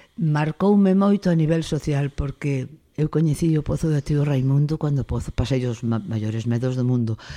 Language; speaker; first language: Galician; non-native, local second language; Spanish